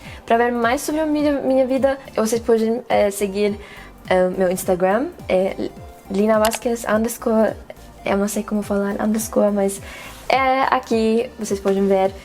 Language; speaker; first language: Portuguese; non-native, fluent; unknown